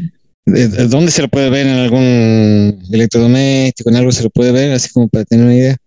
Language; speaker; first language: Spanish; native; Spanish